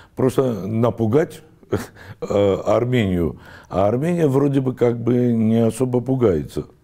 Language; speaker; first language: Russian; non-native, local second language; Armenian